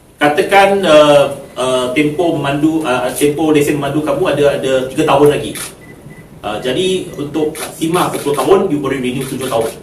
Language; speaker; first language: Malay; non-native, local second language; Chinese